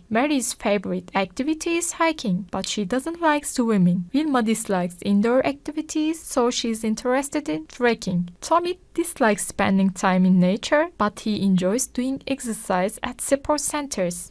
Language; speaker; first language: English; non-native, fluent; Turkish